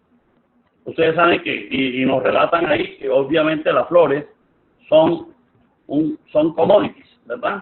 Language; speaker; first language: Spanish; native; Spanish